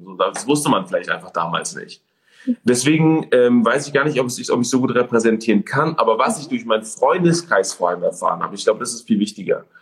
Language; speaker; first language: German; early bilingual, other home language; Persian